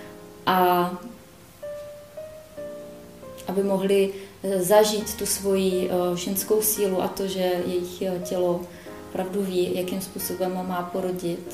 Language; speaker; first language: Czech; native; Czech